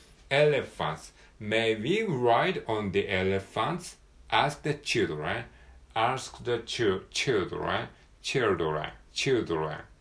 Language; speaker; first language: English; non-native, learner; Japanese